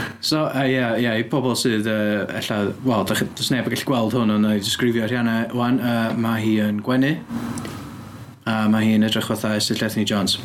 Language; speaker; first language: Welsh; native; Welsh